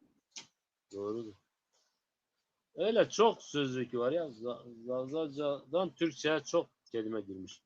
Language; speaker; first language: Turkish; non-native, local second language; Zaza